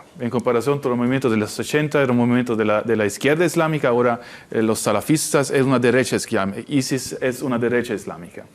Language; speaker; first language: Spanish; non-native, fluent; Italian